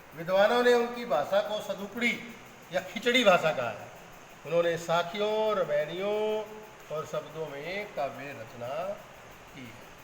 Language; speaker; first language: Hindi; native; Hindi